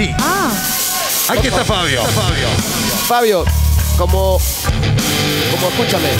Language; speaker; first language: Spanish; native; Spanish